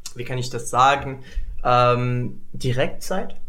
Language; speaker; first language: German; non-native, fluent; Arabic